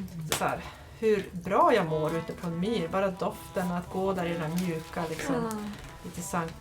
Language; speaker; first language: Swedish; native; Swedish